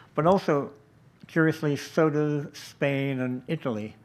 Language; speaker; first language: English; native; English